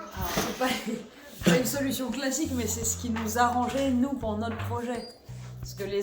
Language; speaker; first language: French; native; French